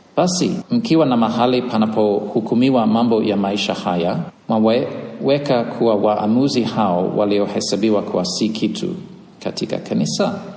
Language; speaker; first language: Swahili; non-native, fluent; English